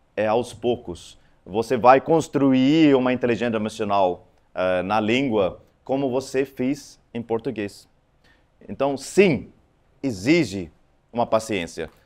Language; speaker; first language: Portuguese; non-native, fluent; Afrikaans